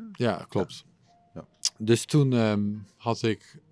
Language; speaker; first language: Dutch; non-native, local second language; English